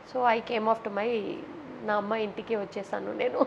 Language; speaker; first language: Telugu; non-native, local second language; Tamil